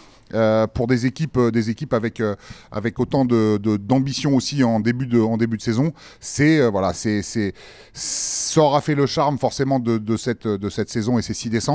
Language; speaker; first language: French; native; French